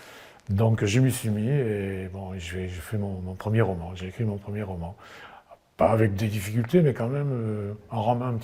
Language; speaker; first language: French; native; French